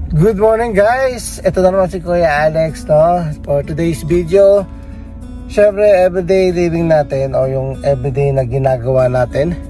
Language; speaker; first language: Filipino; native; Filipino